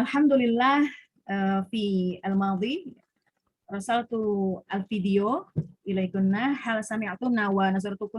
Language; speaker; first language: Arabic; non-native, learner; Indonesian